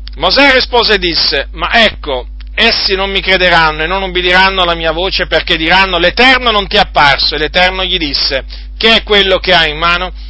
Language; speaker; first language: Italian; native; Italian